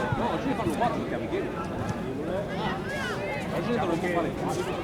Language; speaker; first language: Italian; native; Italian